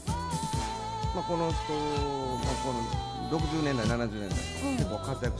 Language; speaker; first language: Japanese; native; Japanese